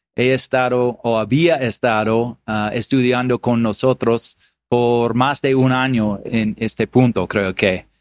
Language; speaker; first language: Spanish; non-native, learner; English